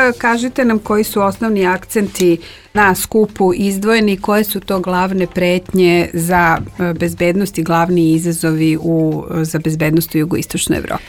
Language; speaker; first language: Serbian; native; Serbian